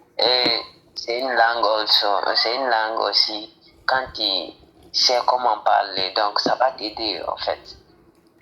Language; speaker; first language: French; non-native, fluent; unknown